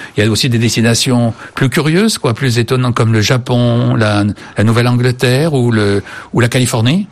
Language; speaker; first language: French; native; French